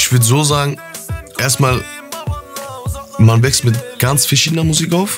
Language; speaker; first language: German; early bilingual, other home language; Turkish